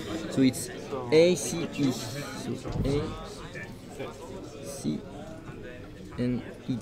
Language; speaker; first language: English; non-native, learner; French